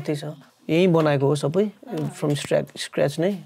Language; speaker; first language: Nepali; native; Nepali